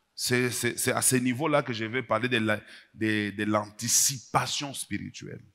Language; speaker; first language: French; non-native, local second language; Swahili